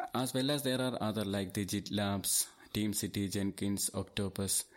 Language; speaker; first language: English; non-native, local second language; Malayalam